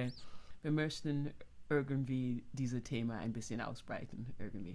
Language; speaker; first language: German; non-native, fluent; English